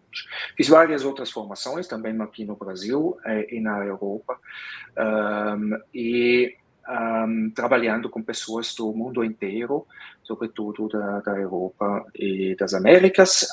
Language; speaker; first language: Portuguese; non-native, fluent; Swiss German